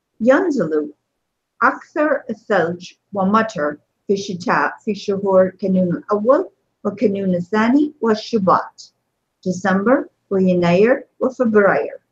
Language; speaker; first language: Arabic; non-native, fluent; English